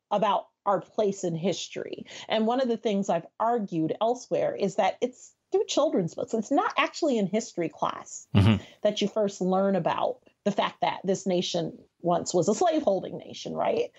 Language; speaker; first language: English; native; English